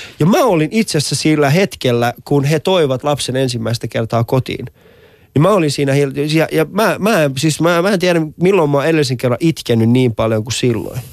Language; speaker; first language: Finnish; early bilingual, other home language; Persian